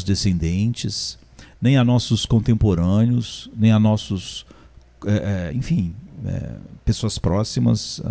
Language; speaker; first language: Portuguese; native; Portuguese